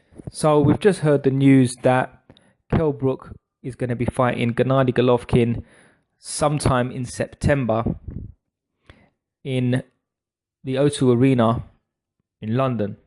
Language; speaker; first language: English; native; English